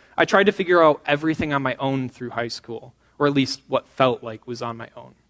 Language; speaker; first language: English; native; English